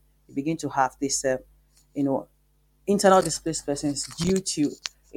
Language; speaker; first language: English; non-native, local second language; Yoruba